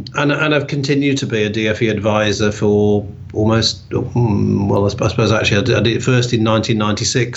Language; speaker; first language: English; native; English